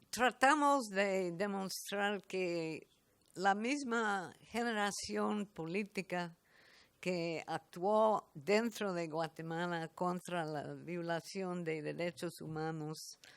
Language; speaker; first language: Spanish; non-native, fluent; English